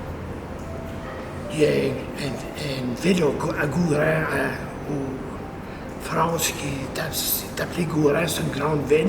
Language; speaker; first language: French; native; French